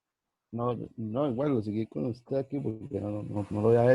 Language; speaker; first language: Spanish; native; Spanish